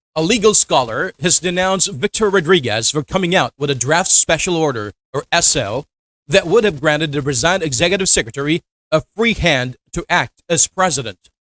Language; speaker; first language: English; non-native, local second language; Filipino